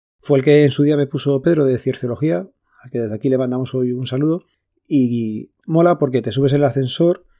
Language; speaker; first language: Spanish; native; Spanish